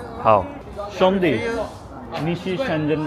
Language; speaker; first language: Chinese; non-native, learner; Bangla